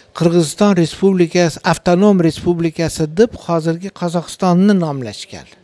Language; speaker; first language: Uzbek; native; Uzbek